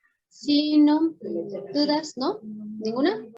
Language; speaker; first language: Spanish; native; Spanish